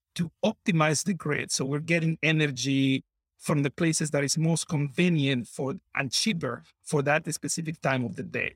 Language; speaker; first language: English; non-native, fluent; Spanish